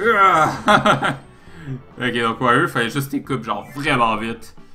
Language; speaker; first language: French; native; French